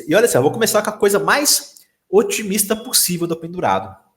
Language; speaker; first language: Portuguese; native; Portuguese